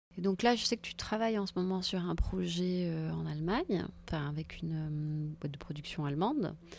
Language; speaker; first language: French; native; French